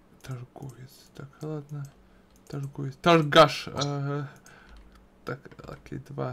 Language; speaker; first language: Russian; native; Russian